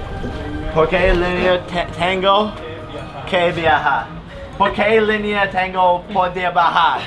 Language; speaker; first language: Spanish; non-native, learner; English